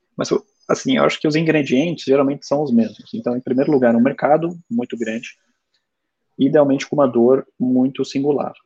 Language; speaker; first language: Portuguese; early bilingual, other home language; German